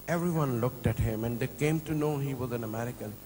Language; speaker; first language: English; non-native, local second language; Urdu